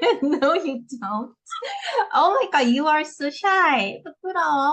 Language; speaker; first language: English; non-native, fluent; Korean